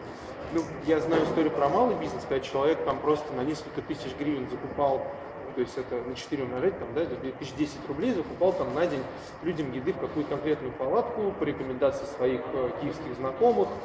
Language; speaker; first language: Russian; native; Russian